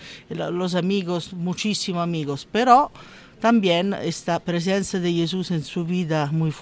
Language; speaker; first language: Spanish; non-native, learner; Italian